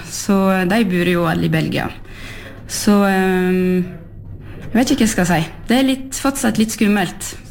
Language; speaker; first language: Norwegian; non-native, fluent; French